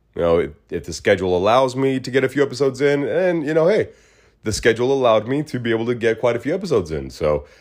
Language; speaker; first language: English; native; English